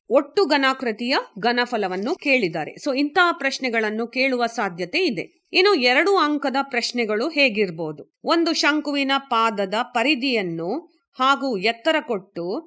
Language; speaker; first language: Kannada; native; Kannada